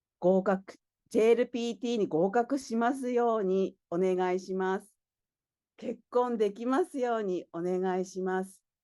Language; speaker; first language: Japanese; native; Japanese